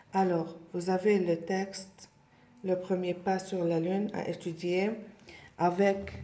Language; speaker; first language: French; non-native, local second language; Arabic